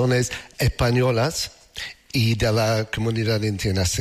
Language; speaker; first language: Spanish; non-native, learner; English